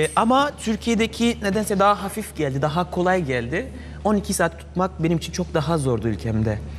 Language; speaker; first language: Turkish; non-native, fluent; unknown